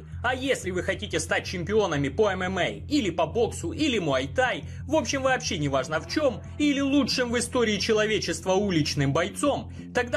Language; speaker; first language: Russian; native; Russian